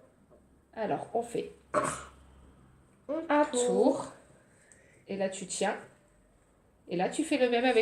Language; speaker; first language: French; native; French